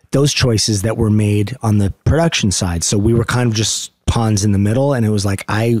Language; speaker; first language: English; native; English